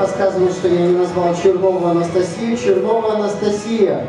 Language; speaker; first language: Russian; native; Russian